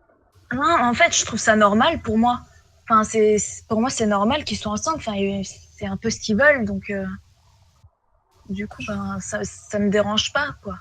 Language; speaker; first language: French; native; French